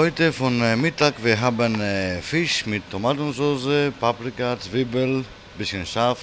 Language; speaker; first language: German; non-native, learner; Greek